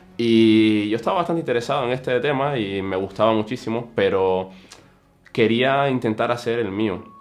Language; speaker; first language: Spanish; native; Spanish